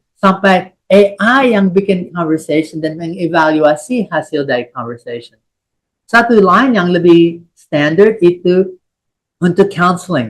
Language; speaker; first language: Indonesian; non-native, fluent; English